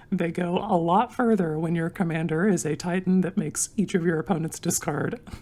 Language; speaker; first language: English; native; English